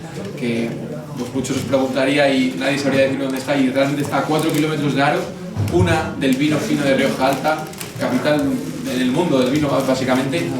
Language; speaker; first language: Spanish; native; Spanish